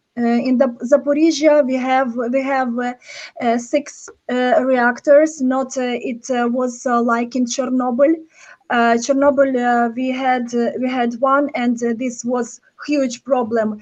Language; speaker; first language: English; non-native, learner; Ukrainian